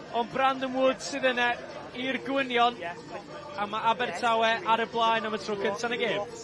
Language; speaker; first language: Welsh; native; Welsh